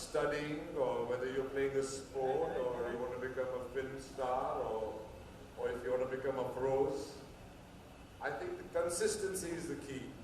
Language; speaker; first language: English; non-native, local second language; Hindi